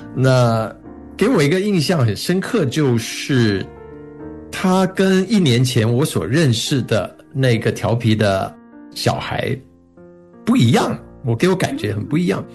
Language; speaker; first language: Chinese; native; Chinese